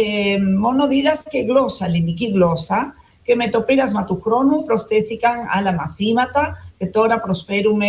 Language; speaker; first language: Greek; non-native, fluent; Spanish